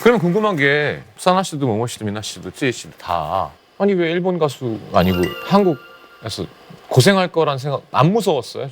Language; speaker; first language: Korean; native; Korean